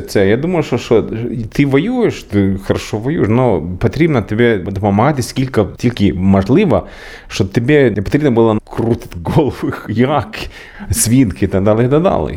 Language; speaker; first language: Ukrainian; non-native, learner; Swedish